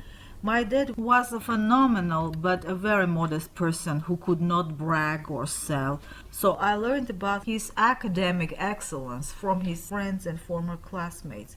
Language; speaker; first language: English; non-native, fluent; Armenian